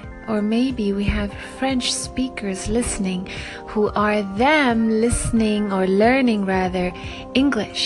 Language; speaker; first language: English; non-native, fluent; French